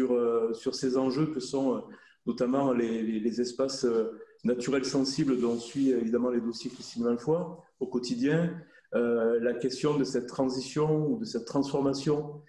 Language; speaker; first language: French; native; French